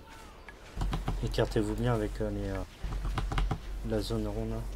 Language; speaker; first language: French; native; French